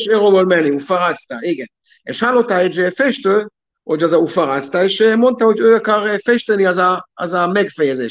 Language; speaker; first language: Hungarian; non-native, learner; Hebrew